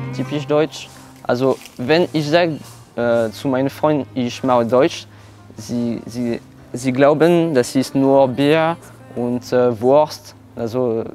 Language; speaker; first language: German; non-native, learner; French